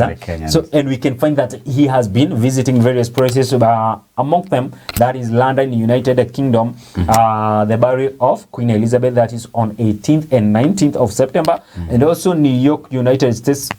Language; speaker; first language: English; non-native, local second language; Swahili